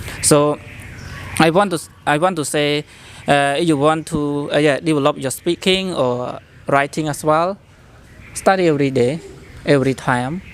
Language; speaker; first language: English; non-native, learner; Khmer